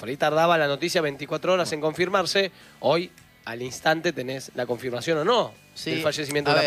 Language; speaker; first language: Spanish; native; Spanish